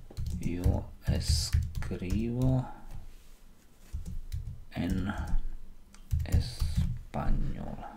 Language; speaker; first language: Spanish; non-native, fluent; Slovak